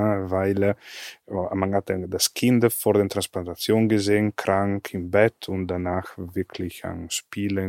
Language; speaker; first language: German; non-native, fluent; Italian